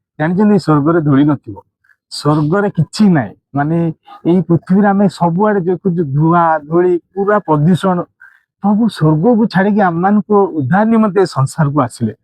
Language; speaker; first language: Odia; native; Odia